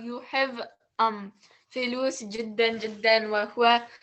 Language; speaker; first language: Arabic; non-native, learner; English